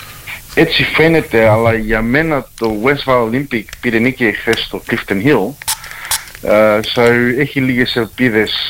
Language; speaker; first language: Greek; early bilingual, heritage; Greek